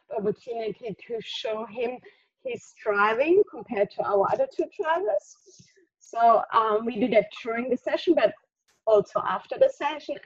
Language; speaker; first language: English; non-native, fluent; German